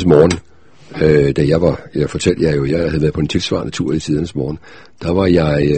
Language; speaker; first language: Danish; native; Danish